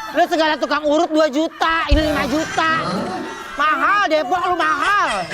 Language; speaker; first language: Indonesian; native; Indonesian